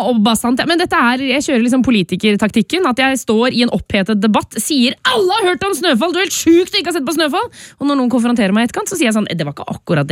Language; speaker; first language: Norwegian; native; Norwegian